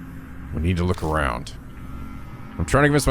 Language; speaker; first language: English; native; English